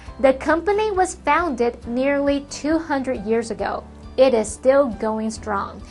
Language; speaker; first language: English; non-native, fluent; Chinese